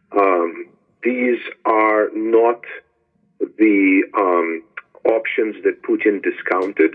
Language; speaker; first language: English; non-native, fluent; Ukrainian